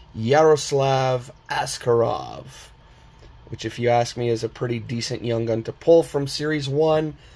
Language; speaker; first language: English; native; English